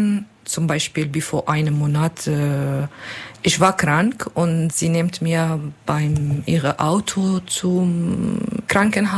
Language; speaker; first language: German; non-native, learner; English